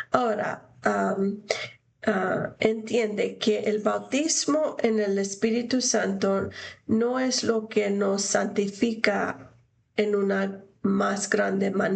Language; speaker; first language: Spanish; non-native, fluent; English